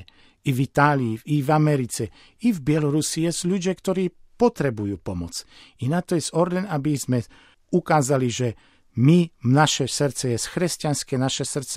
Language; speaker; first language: Polish; non-native, learner; Slovak